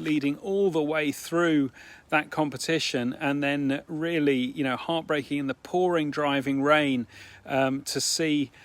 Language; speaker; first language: English; native; English